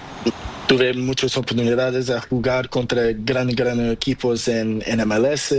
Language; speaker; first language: Spanish; non-native, learner; Portuguese